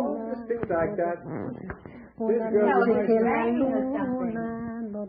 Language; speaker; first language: English; non-native, fluent; Ladino